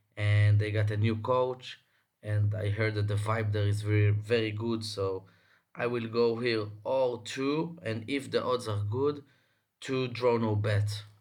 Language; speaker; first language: English; non-native, fluent; Hebrew